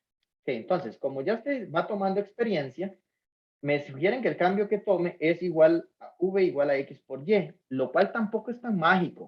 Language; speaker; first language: Spanish; native; Spanish